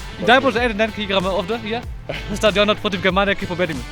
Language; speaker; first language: Macedonian; non-native, learner; German